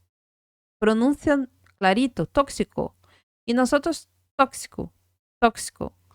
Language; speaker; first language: Spanish; non-native, fluent; Portuguese